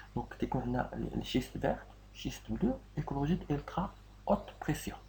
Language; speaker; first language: French; non-native, local second language; Arabic